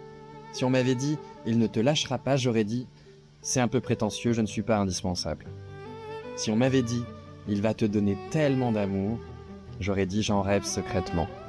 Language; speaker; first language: French; native; French